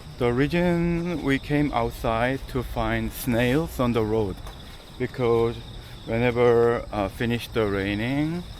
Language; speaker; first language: English; non-native, learner; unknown